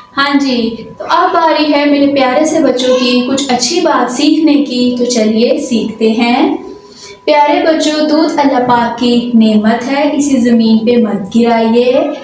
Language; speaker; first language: Urdu; non-native, local second language; Punjabi